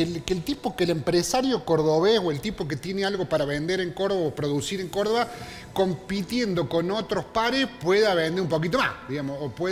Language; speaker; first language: Spanish; native; Spanish